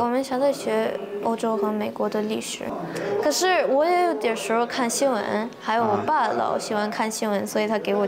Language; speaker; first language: Chinese; early bilingual, heritage; Chinese